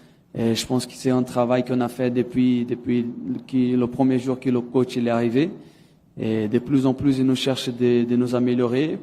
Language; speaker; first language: French; non-native, fluent; Portuguese